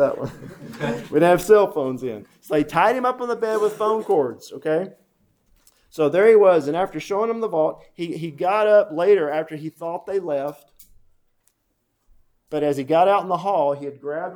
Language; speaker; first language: English; native; English